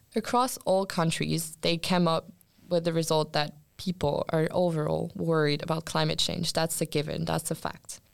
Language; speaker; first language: English; non-native, fluent; French